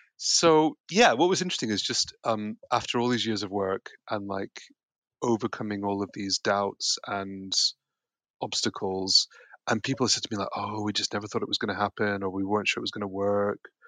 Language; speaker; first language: English; native; English